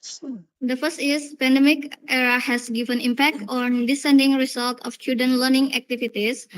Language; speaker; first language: English; non-native, learner; Indonesian